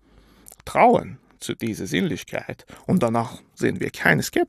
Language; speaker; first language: German; non-native, fluent; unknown